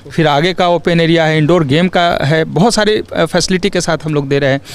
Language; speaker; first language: Hindi; native; Hindi